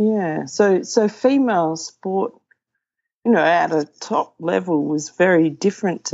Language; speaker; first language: English; native; English